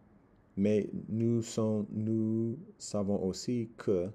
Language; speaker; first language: French; non-native, learner; English